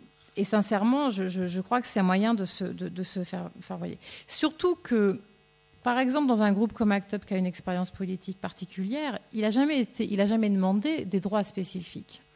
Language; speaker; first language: French; native; French